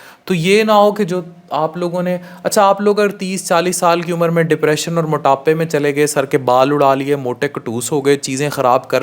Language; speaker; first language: Urdu; native; Urdu